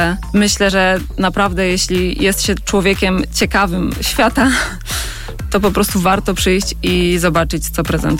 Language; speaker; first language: Polish; native; Polish